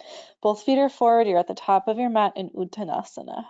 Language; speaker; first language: English; native; English